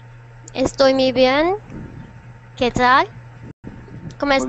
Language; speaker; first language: Spanish; non-native, learner; Turkish